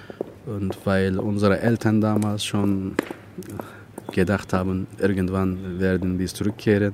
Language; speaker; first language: German; non-native, learner; Turkish